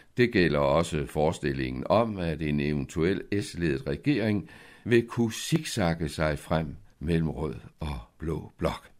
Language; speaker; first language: Danish; native; Danish